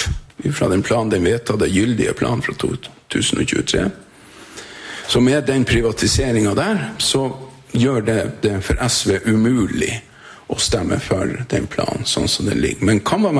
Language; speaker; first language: Norwegian; native; Norwegian